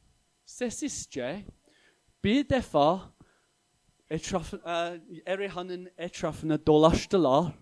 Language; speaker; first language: Turkish; non-native, fluent; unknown